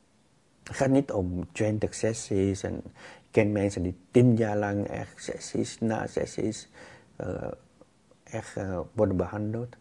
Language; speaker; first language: Dutch; non-native, fluent; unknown